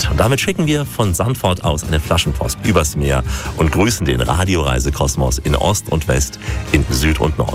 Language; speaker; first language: German; native; German